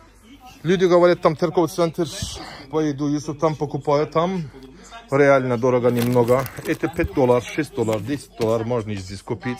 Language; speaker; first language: Russian; non-native, learner; Turkish